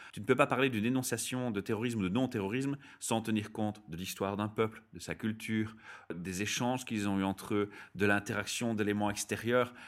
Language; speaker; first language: French; native; French